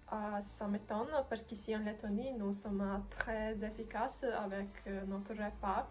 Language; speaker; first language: French; non-native, learner; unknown